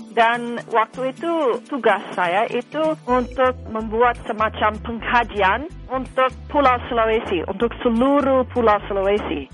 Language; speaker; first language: Indonesian; non-native, fluent; English